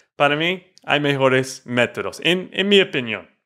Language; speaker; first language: Spanish; non-native, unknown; English